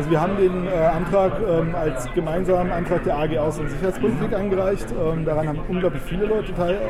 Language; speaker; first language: German; native; German